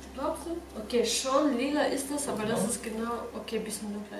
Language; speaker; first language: German; non-native, fluent; Romanian